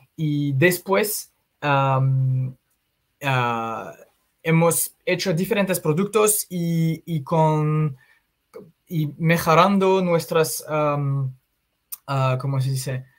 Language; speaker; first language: Spanish; non-native, fluent; French